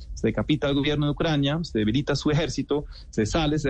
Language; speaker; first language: Spanish; non-native, fluent; German